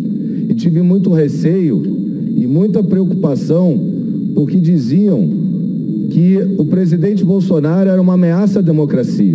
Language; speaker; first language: Portuguese; native; Portuguese